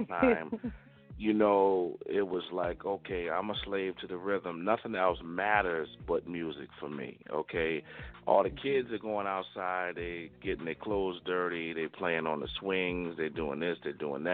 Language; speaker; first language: English; native; English